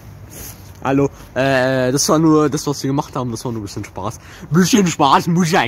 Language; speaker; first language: German; early bilingual, other home language; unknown